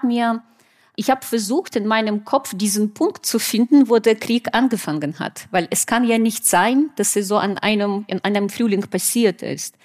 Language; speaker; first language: German; non-native, fluent; Russian